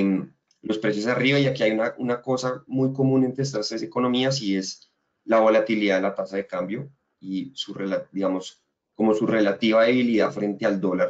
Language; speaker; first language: Spanish; native; Spanish